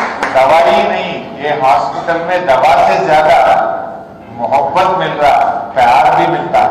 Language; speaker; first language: Hindi; non-native, local second language; Telugu